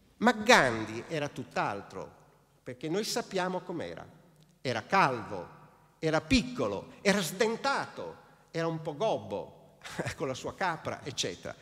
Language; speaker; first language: Italian; native; Italian